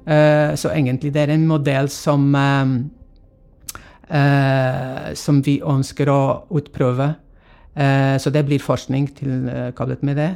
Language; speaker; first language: Norwegian; non-native, fluent; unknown